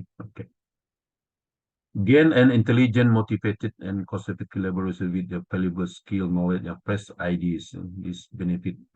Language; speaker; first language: English; non-native, learner; Indonesian